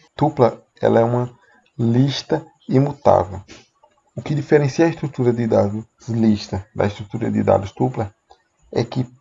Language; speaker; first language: Portuguese; native; Portuguese